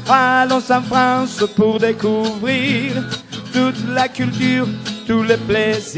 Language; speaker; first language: French; non-native, learner; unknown